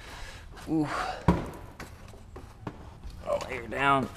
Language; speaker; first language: English; native; English